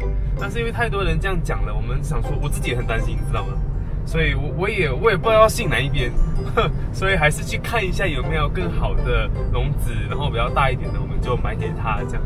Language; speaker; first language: Chinese; native; Chinese